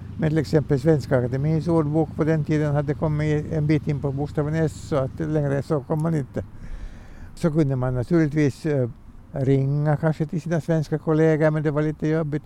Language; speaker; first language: Swedish; native; Swedish